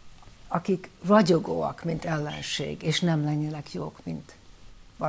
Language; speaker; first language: Hungarian; early bilingual, heritage; Hungarian